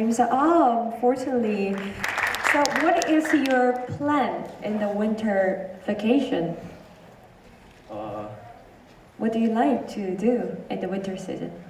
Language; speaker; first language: English; non-native, learner; Korean